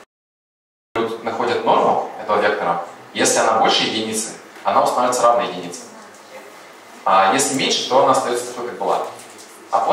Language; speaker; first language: Russian; native; Russian